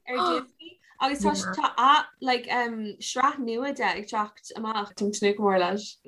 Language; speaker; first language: Irish; non-native, local second language; English